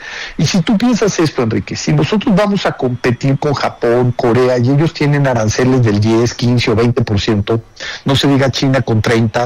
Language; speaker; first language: Spanish; native; Spanish